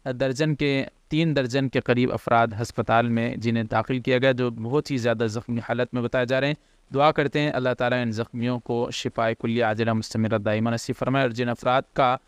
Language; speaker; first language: Urdu; native; Urdu